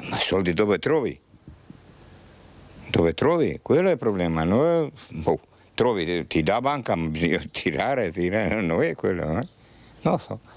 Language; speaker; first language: Italian; non-native, learner; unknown